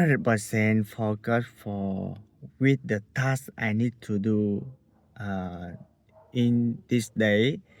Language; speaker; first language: English; non-native, learner; Vietnamese